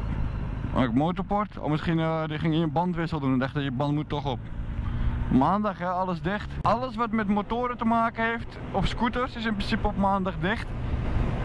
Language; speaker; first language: Dutch; native; Dutch